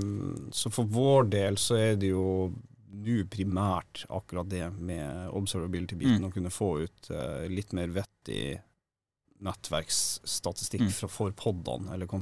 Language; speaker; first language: Norwegian; native; Norwegian